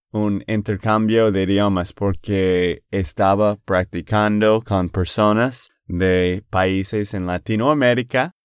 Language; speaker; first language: Spanish; non-native, fluent; English